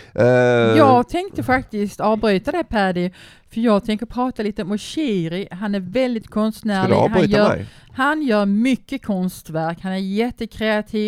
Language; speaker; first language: Swedish; native; Swedish